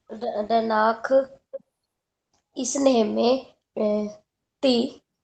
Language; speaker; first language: German; non-native, learner; Hindi